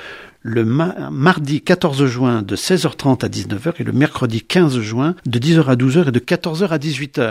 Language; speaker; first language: French; native; French